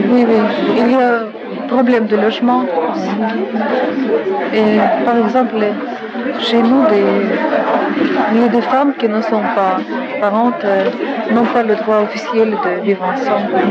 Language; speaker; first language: French; non-native, fluent; Russian